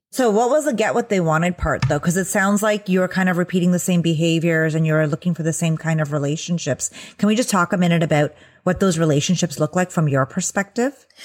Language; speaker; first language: English; early bilingual, other home language; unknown